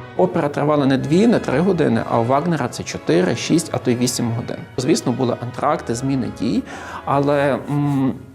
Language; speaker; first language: Ukrainian; native; Ukrainian